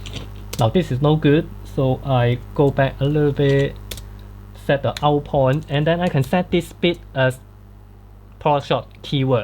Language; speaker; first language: English; non-native, fluent; Cantonese